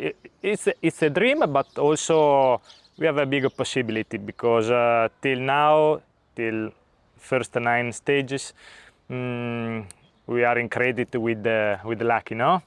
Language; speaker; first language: English; non-native, learner; Italian